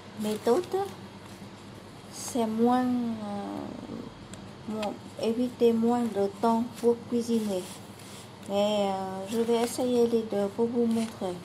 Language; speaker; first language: French; non-native, learner; Vietnamese